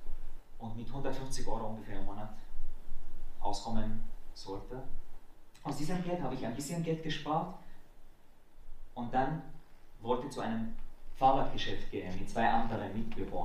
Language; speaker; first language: German; non-native, fluent; Arabic